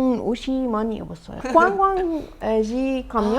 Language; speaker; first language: Korean; non-native, learner; Arabic